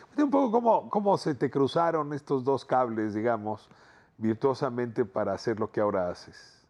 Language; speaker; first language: Spanish; native; Spanish